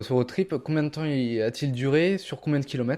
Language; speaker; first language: French; native; French